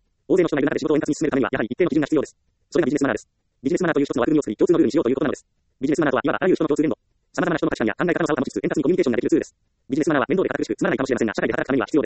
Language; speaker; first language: Japanese; native; Japanese